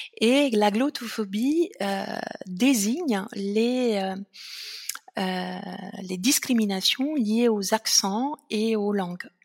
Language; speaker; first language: French; non-native, fluent; Italian